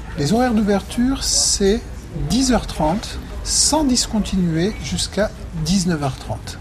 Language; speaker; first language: French; native; French